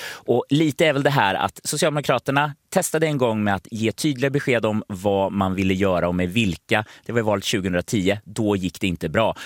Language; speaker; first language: Swedish; native; Swedish